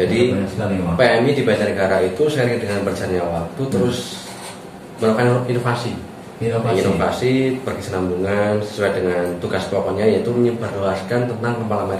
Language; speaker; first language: Indonesian; native; Indonesian